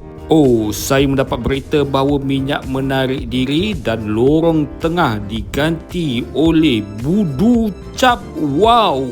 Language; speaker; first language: Malay; native; Malay